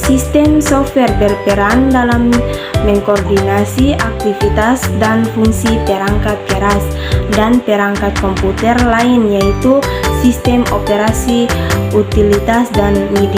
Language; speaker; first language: Indonesian; native; Indonesian